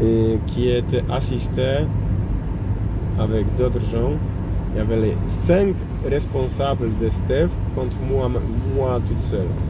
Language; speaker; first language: French; non-native, learner; Polish